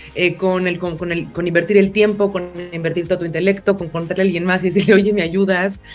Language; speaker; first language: Spanish; native; Spanish